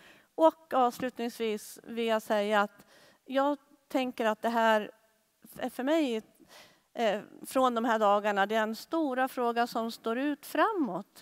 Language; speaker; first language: Swedish; native; Swedish